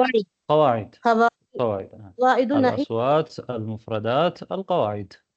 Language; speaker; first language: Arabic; non-native, fluent; Tamil